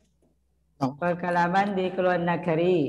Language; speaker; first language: Indonesian; non-native, learner; Thai